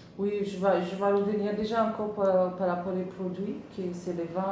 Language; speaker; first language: French; non-native, learner; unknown